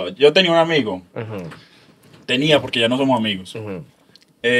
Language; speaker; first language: Spanish; native; Spanish